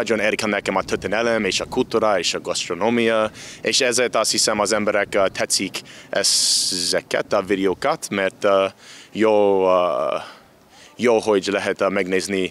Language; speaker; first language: Hungarian; non-native, learner; English